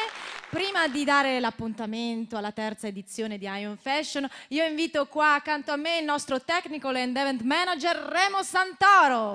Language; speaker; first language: Italian; native; Italian